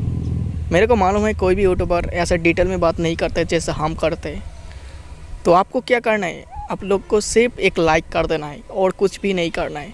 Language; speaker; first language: Hindi; non-native, local second language; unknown